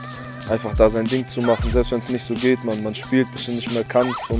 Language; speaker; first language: German; native; German